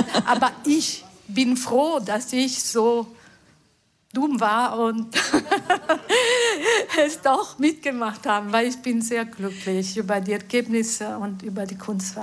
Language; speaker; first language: German; non-native, fluent; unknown